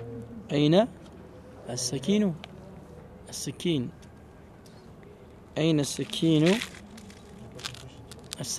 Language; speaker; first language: Arabic; non-native, learner; French